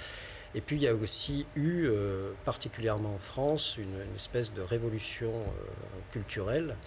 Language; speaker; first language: French; native; French